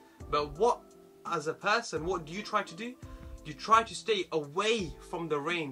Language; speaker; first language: English; early bilingual, other home language; Hindi